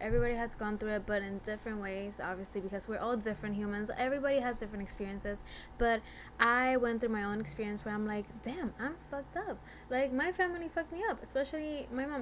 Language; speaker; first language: English; non-native, fluent; Spanish